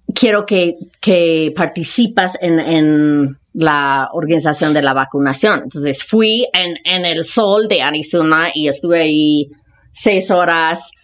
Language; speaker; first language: Spanish; non-native, fluent; English